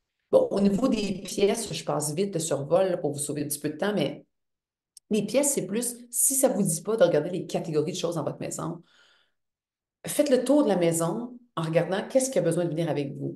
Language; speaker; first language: French; native; French